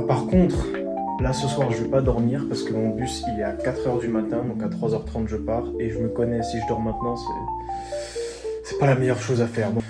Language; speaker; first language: French; native; French